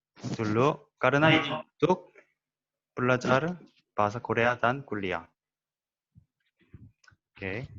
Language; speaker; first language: Indonesian; non-native, learner; Korean